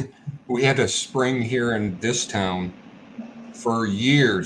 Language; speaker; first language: English; native; English